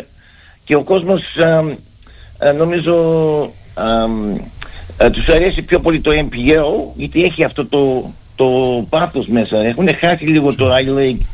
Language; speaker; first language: Greek; early bilingual, heritage; Greek